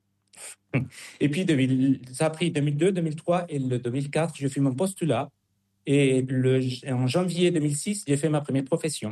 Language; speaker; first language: French; non-native, fluent; Spanish